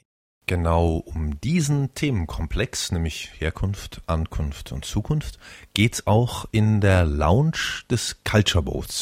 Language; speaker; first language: German; native; German